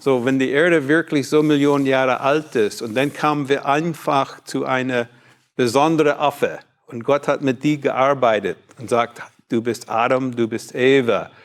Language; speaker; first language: German; non-native, learner; English